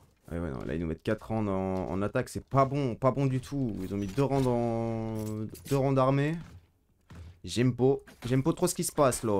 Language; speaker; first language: French; native; French